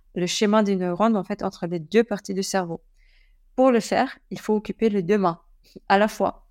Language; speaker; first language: French; early bilingual, other home language; German